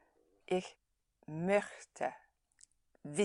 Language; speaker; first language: German; non-native, learner; English